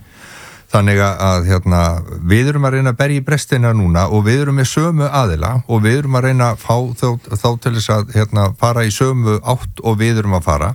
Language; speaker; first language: Icelandic; native; Icelandic